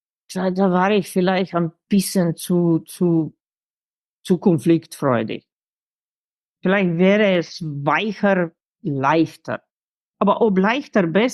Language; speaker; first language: German; non-native, fluent; Slovenian